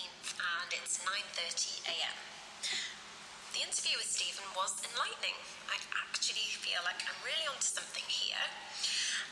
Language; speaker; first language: English; native; English